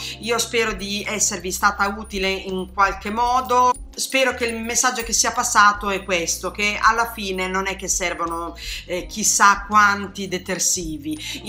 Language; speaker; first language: Italian; native; Italian